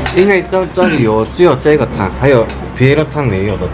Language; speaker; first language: Chinese; non-native, learner; Korean